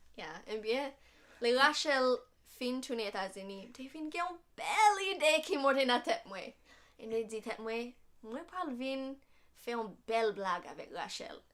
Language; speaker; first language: Haitian Creole; non-native, fluent; English